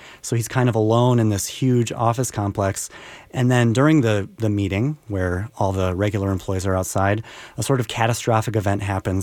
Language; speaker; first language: English; native; English